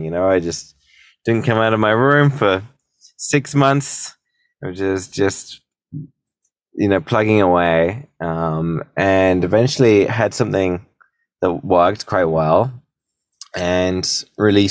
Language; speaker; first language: English; native; English